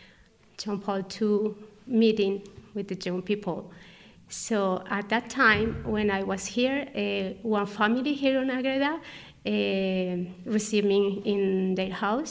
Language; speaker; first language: English; non-native, learner; Spanish